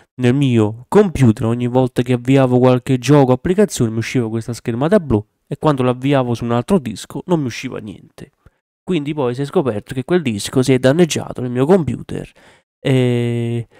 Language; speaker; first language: Italian; native; Italian